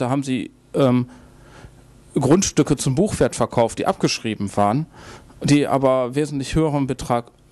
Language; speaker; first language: German; native; German